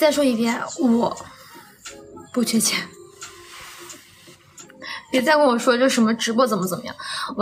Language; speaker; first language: Chinese; native; Chinese